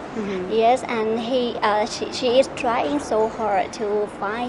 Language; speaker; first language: English; non-native, learner; Thai